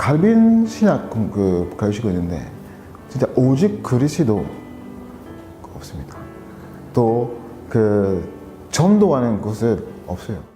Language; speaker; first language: Korean; non-native, learner; French